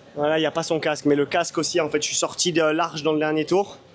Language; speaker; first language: French; native; French